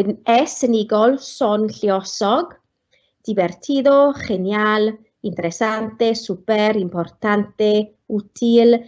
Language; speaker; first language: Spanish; non-native, fluent; Welsh